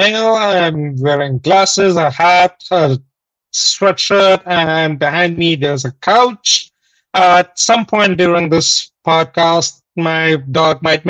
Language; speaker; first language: English; non-native, local second language; Hindi